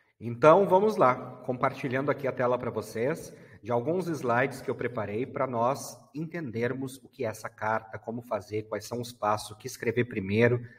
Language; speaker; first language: Portuguese; native; Portuguese